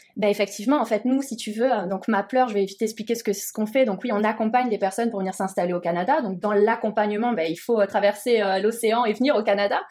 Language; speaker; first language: French; native; French